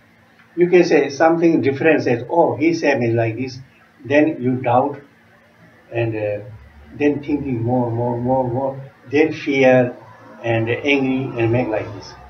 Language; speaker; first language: English; non-native, learner; Tibetan